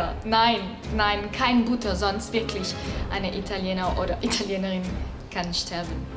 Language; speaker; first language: German; non-native, learner; Italian